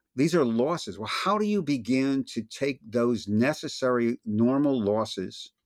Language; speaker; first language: English; native; English